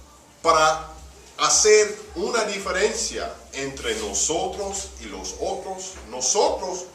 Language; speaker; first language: Spanish; early bilingual, heritage; Spanish